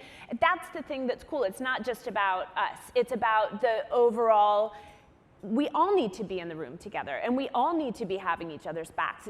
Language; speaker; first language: English; native; English